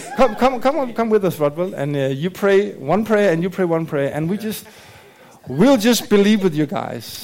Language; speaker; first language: English; non-native, fluent; Danish